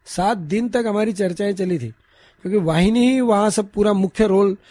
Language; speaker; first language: Hindi; non-native, local second language; Marathi